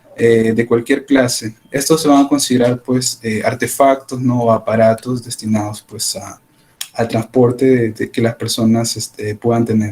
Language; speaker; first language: Spanish; native; Spanish